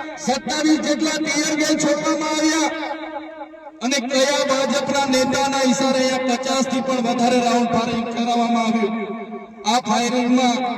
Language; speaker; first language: Gujarati; non-native, local second language; Vasavi